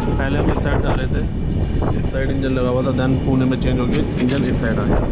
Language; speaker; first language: Hindi; native; Hindi